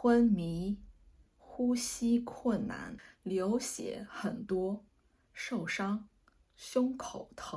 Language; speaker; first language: Chinese; native; Chinese